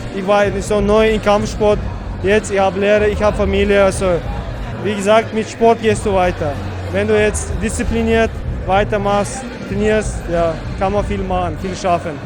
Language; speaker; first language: German; non-native, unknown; Czech